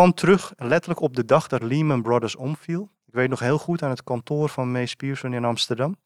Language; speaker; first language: Dutch; native; Dutch